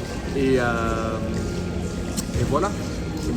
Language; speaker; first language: French; non-native, fluent; English